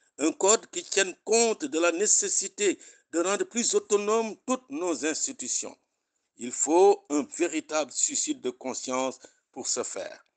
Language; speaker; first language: French; non-native, local second language; Wolof